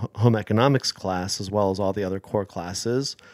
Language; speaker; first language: English; early bilingual, other home language; Hebrew